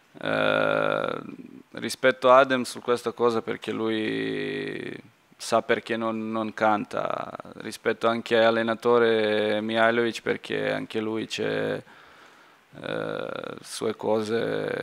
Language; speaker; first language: Italian; non-native, fluent; Serbian